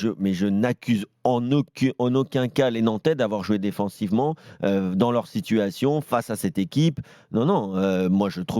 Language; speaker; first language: French; native; French